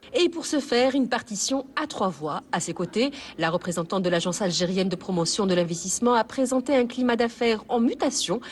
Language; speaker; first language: French; non-native, local second language; Arabic